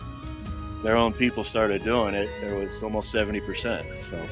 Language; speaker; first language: English; native; English